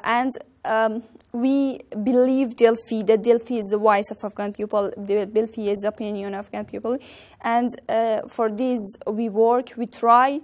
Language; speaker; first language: English; non-native, learner; Persian